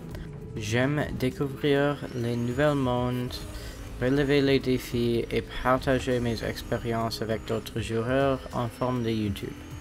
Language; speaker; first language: French; non-native, local second language; English